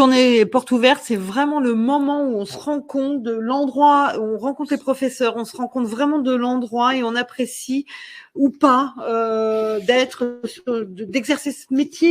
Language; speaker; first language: French; native; French